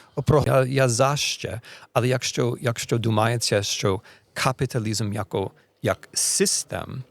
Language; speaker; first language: Ukrainian; non-native, learner; Polish